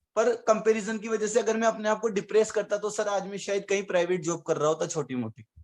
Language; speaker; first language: Hindi; native; Hindi